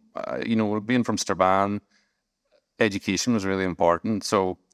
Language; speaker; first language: English; native; English